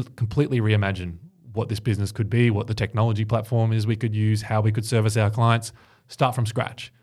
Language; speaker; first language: English; native; English